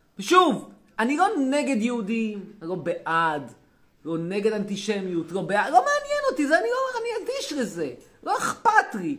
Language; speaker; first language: Hebrew; native; Hebrew